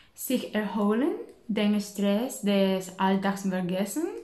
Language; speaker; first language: German; non-native, learner; Spanish